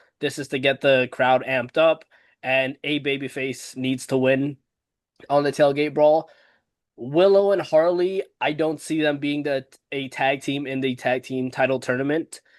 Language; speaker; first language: English; native; English